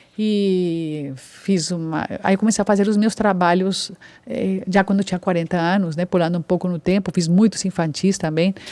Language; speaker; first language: Portuguese; non-native, fluent; Spanish